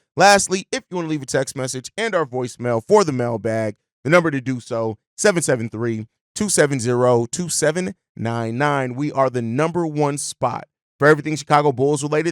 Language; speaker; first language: English; native; English